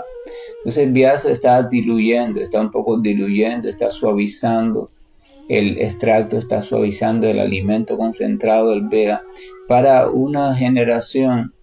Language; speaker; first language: Spanish; native; Spanish